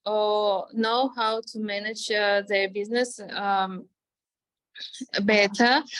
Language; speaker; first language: English; non-native, fluent; Armenian